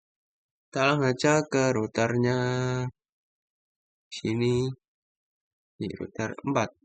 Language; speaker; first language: Indonesian; native; Indonesian